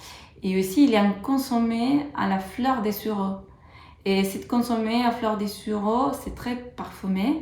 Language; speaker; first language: French; non-native, fluent; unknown